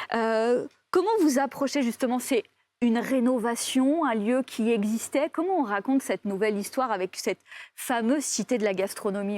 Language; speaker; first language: French; native; French